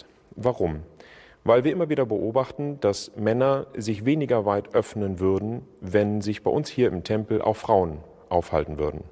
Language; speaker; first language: German; native; German